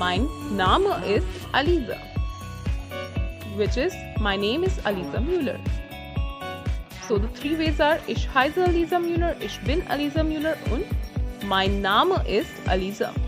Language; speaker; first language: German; non-native, learner; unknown